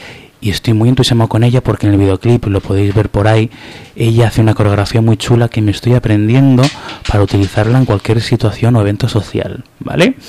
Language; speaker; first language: Spanish; native; Spanish